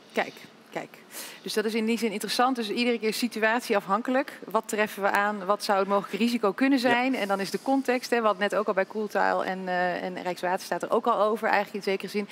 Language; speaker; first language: Dutch; native; Dutch